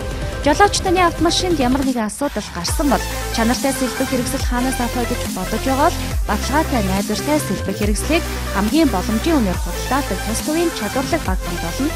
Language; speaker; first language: Mongolian; native; Mongolian